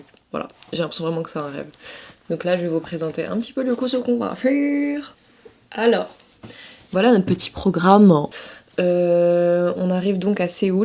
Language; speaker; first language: French; native; French